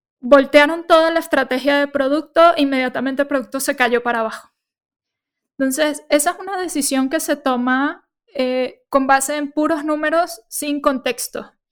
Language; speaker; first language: Spanish; native; Spanish